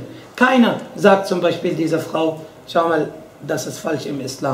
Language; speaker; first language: German; non-native, fluent; Arabic